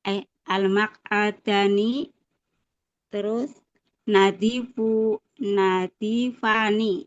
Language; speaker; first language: Arabic; non-native, learner; Indonesian